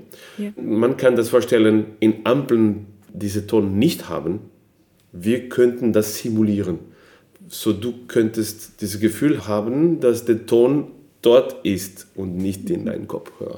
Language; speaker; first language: German; non-native, fluent; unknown